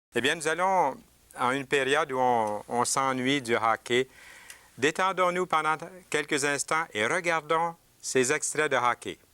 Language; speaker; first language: French; native; French